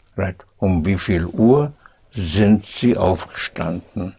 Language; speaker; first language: German; non-native, fluent; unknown